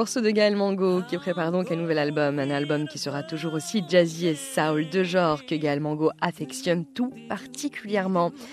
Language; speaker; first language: French; non-native, local second language; Arabic